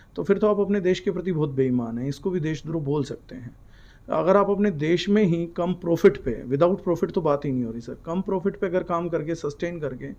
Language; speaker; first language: Hindi; native; Hindi